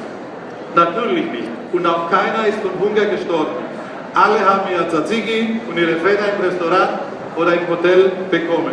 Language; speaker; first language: German; non-native, fluent; Greek